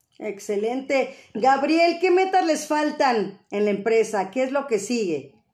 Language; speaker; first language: Spanish; native; Spanish